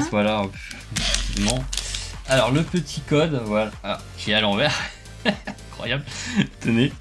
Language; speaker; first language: French; native; French